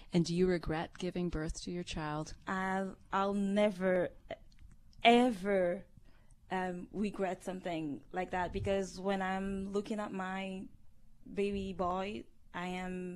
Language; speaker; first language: English; non-native, learner; Haitian Creole